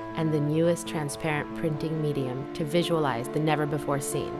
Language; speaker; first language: English; native; English